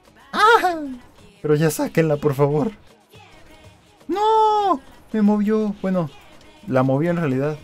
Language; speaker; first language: Spanish; native; Spanish